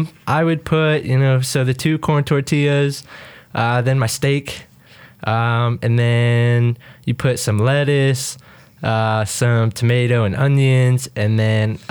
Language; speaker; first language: English; native; English